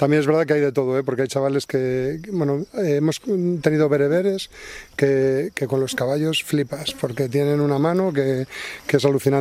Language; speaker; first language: Spanish; native; Spanish